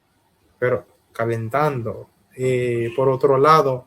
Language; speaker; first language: Spanish; non-native, learner; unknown